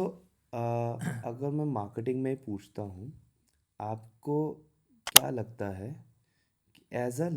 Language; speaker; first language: Hindi; native; Hindi